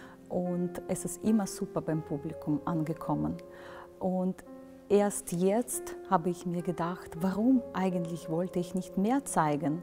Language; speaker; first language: German; non-native, fluent; Ukrainian